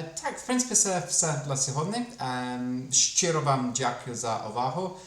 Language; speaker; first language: Ukrainian; non-native, fluent; English